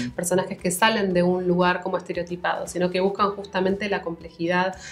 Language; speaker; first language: Spanish; native; Spanish